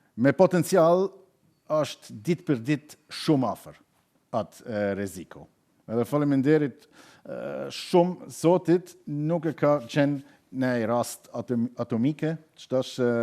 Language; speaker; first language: Albanian; non-native, learner; German